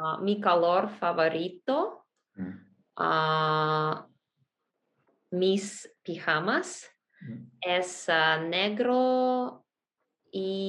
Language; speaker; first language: Spanish; non-native, learner; Russian